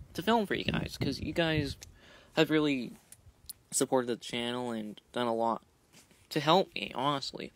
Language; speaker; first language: English; native; English